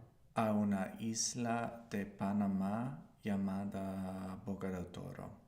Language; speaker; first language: Spanish; non-native, learner; English